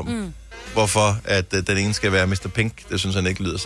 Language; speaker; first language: Danish; native; Danish